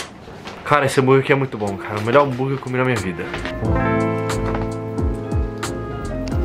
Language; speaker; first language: Portuguese; native; Portuguese